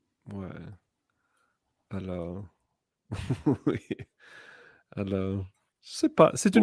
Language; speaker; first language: French; non-native, learner; English